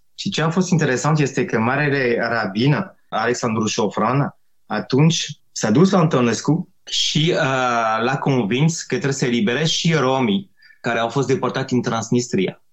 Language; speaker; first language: Romanian; non-native, fluent; French